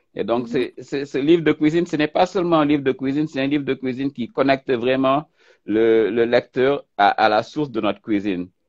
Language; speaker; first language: French; non-native, local second language; Wolof